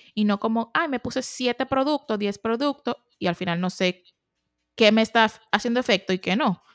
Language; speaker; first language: Spanish; native; Spanish